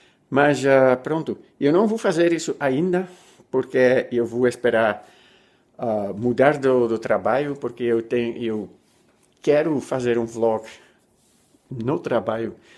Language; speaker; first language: Portuguese; non-native, learner; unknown